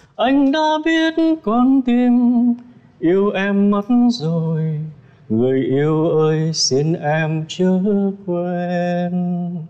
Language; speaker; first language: Vietnamese; native; Vietnamese